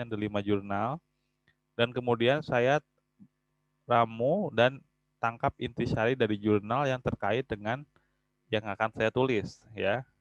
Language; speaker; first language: Indonesian; native; Indonesian